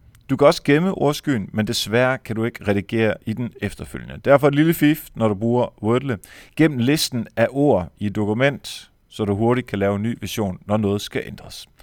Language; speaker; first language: Danish; native; Danish